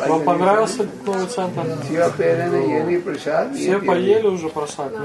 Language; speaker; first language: Russian; native; Russian